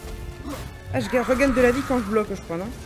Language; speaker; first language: French; native; French